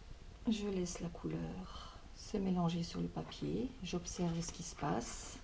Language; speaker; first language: French; native; French